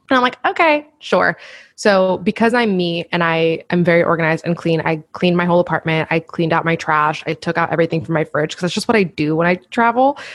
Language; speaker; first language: English; native; English